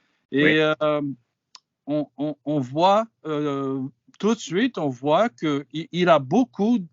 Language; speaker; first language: French; non-native, fluent; English